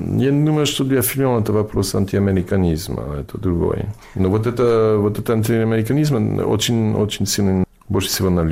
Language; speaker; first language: Russian; non-native, fluent; English